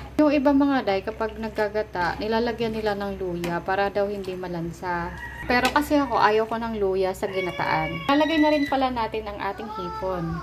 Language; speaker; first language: Filipino; non-native, local second language; Bikol